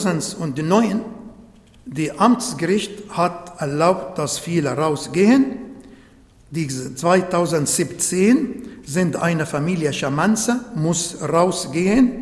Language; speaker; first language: German; non-native, fluent; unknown